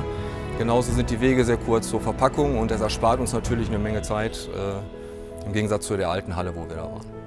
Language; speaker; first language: German; native; German